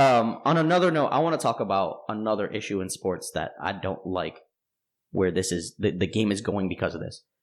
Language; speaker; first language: English; native; English